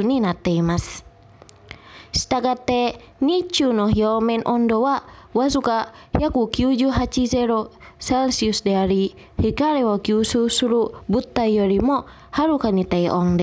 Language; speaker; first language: Japanese; non-native, fluent; Indonesian